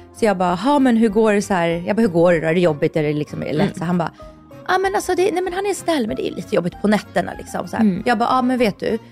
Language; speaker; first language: Swedish; non-native, fluent; Russian